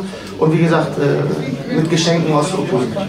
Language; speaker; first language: German; native; German